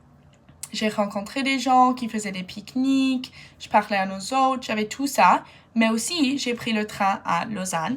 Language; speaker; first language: French; non-native, fluent; English